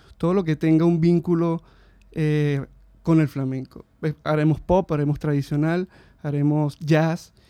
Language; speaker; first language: Spanish; native; Spanish